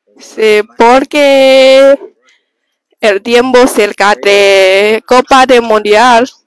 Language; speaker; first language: Spanish; non-native, learner; Chinese